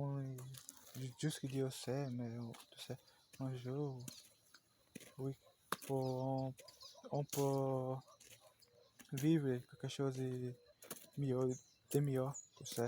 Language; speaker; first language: French; non-native, learner; Portuguese